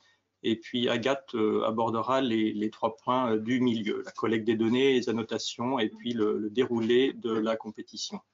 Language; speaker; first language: French; native; French